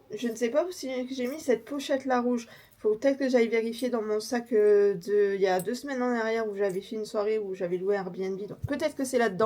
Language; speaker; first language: French; native; French